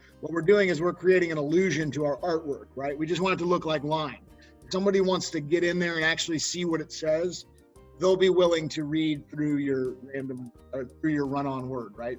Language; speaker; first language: English; native; English